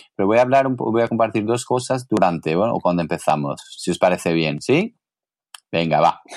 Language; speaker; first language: Spanish; non-native, learner; English